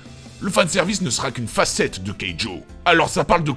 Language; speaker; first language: French; native; French